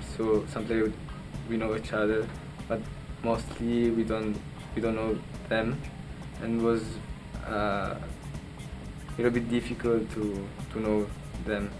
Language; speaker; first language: English; non-native, learner; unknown